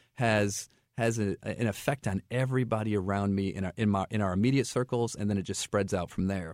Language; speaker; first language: English; native; English